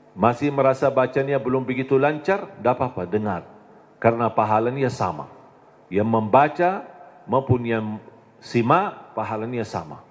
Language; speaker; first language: Indonesian; non-native, fluent; Arabic